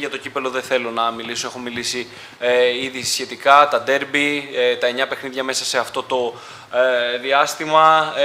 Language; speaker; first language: Greek; native; Greek